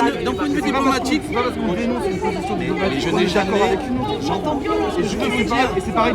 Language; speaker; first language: French; native; French